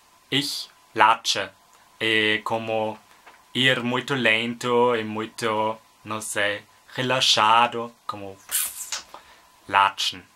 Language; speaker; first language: Portuguese; non-native, learner; German